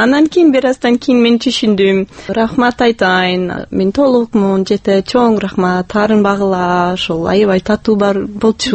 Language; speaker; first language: Kyrgyz; non-native, fluent; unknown